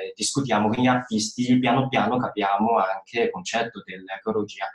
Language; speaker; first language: Italian; non-native, learner; Chinese